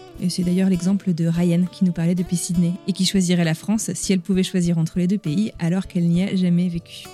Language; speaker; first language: French; native; French